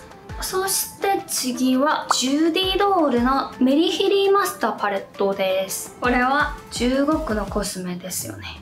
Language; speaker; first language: Japanese; non-native, fluent; Korean